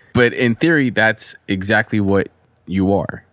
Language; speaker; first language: English; early bilingual, other home language; Spanish